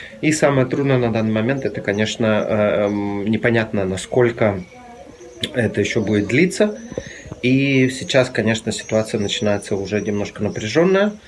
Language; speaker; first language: Russian; native; Russian